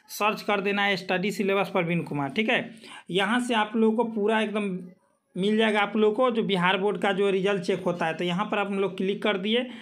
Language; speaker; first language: Hindi; native; Hindi